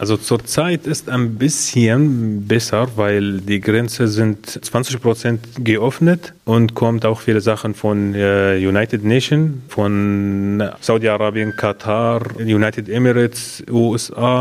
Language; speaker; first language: German; non-native, learner; Arabic